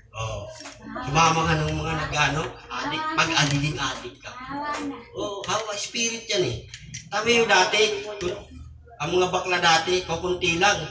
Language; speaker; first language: Filipino; native; Filipino